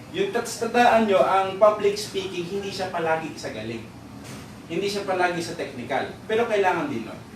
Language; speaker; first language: Filipino; native; Filipino